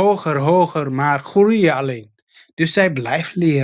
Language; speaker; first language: Dutch; non-native, fluent; Tigrinya